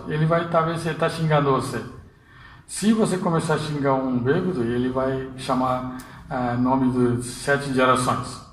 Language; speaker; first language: Portuguese; non-native, fluent; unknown